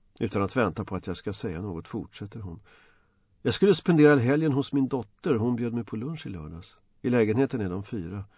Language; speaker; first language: Swedish; non-native, fluent; Bosnian